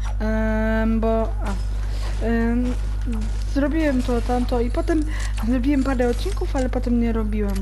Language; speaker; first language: Polish; early bilingual, heritage; German